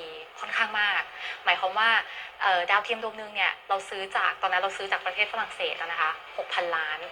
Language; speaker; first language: Thai; native; Thai